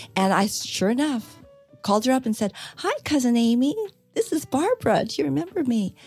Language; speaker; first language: English; native; English